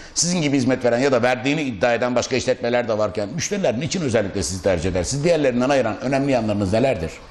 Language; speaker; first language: Turkish; native; Turkish